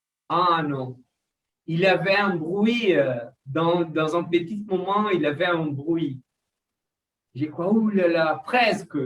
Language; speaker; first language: French; non-native, learner; Portuguese